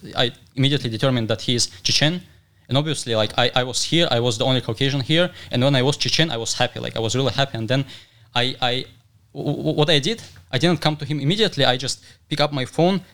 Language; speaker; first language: English; non-native, fluent; Russian